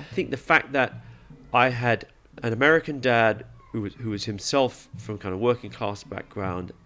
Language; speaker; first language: English; native; English